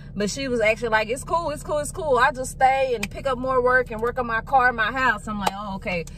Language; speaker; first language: English; native; English